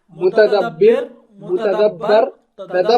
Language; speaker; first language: Arabic; non-native, learner; Urdu